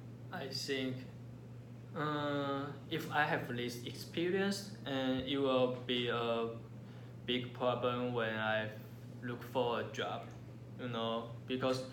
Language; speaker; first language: English; non-native, learner; Chinese